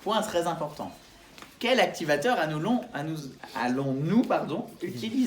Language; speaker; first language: French; native; French